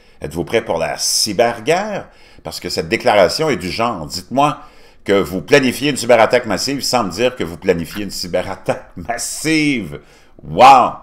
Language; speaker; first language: French; native; French